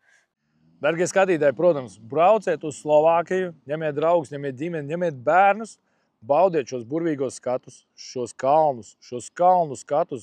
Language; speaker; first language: Latvian; native; Latvian